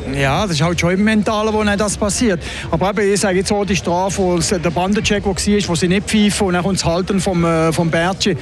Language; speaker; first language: German; native; German